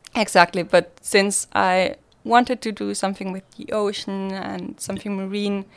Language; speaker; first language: English; non-native, fluent; German